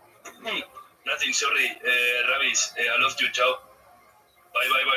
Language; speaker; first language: English; non-native, learner; Spanish